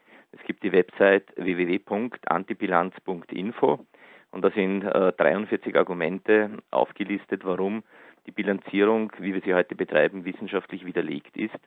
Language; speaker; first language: German; native; German